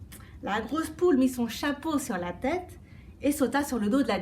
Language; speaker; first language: French; native; French